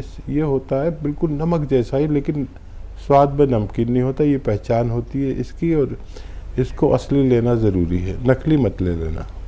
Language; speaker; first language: Hindi; native; Hindi